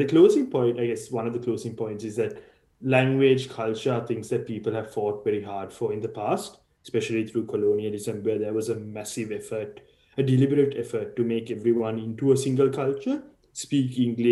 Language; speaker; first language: English; non-native, local second language; Sinhala